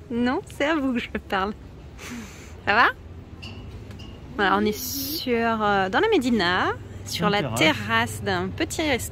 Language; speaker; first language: French; native; French